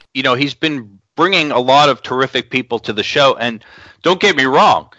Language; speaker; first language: English; native; English